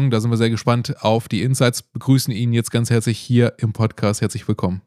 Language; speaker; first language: German; native; German